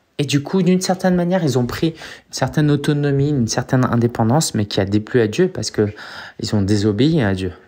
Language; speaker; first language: French; early bilingual, other home language; Chinese